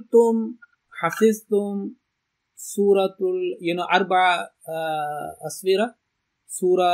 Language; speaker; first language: Arabic; non-native, fluent; Urdu